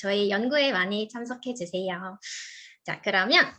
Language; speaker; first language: Korean; native; Korean